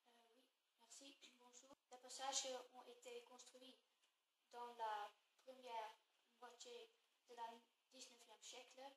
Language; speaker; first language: French; non-native, learner; Dutch